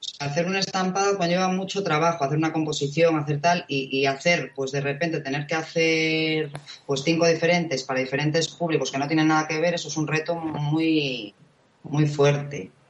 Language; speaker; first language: Spanish; native; Spanish